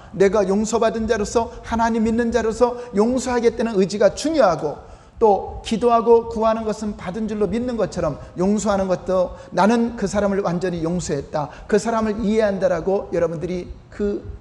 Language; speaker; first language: Korean; native; Korean